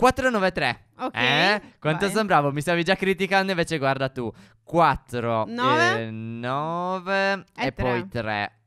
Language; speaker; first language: Italian; native; Italian